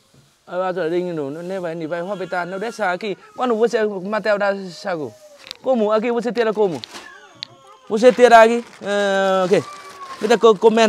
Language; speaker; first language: Portuguese; non-native, learner; Vietnamese